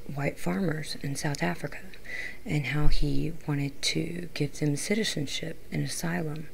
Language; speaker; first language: English; native; English